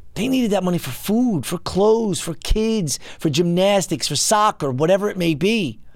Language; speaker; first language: English; native; English